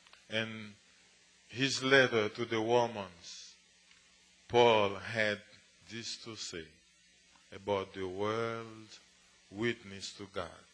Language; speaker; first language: English; non-native, fluent; Haitian Creole